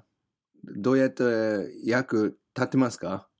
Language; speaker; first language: Japanese; non-native, fluent; English